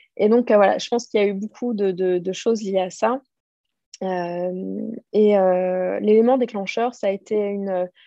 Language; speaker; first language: French; native; French